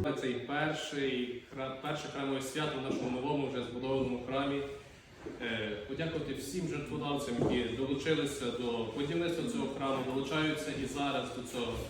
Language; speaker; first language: Ukrainian; native; Ukrainian